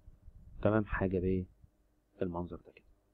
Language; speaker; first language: Arabic; native; Arabic